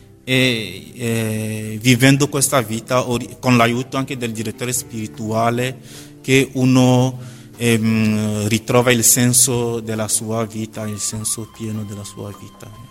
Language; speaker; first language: Italian; non-native, fluent; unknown